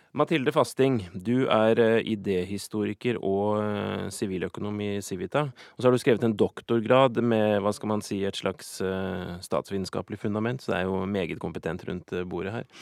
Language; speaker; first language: Norwegian; native; Norwegian